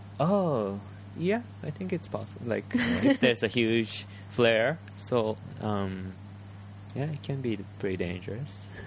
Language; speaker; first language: English; early bilingual, other home language; Japanese